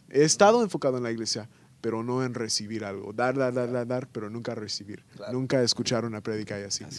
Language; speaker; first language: Spanish; early bilingual, heritage; Spanish